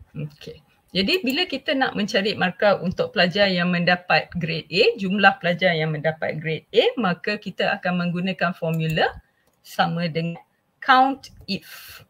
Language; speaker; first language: Malay; non-native, local second language; Tamil